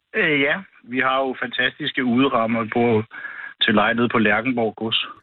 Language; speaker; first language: Danish; native; Danish